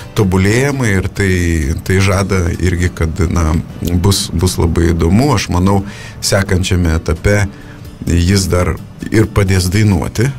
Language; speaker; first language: Lithuanian; native; Lithuanian